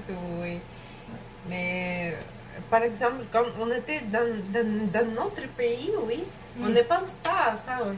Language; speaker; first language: French; non-native, learner; Russian